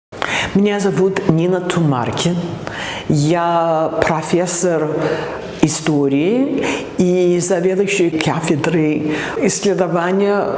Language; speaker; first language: Russian; non-native, fluent; English